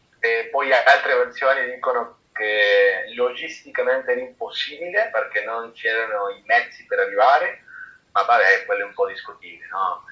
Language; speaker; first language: Italian; non-native, fluent; Spanish